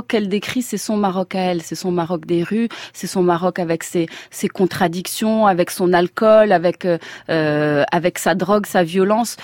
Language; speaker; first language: French; non-native, local second language; Arabic